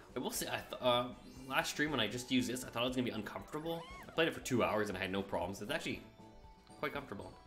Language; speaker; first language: English; native; English